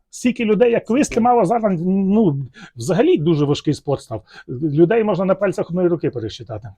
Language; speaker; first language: Ukrainian; native; Ukrainian